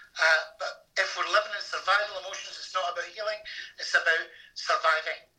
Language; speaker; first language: English; native; English